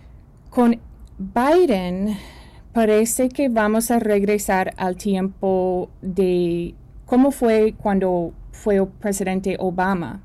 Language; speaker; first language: Spanish; early bilingual, heritage; Spanish